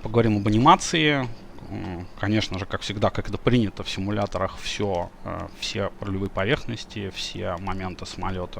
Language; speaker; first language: Russian; native; Russian